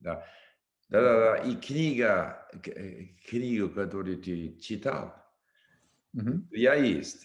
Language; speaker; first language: Russian; non-native, learner; English